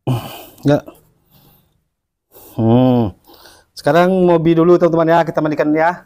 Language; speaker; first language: Indonesian; native; Indonesian